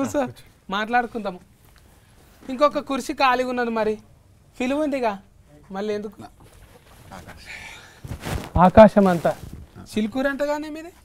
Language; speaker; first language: Telugu; native; Telugu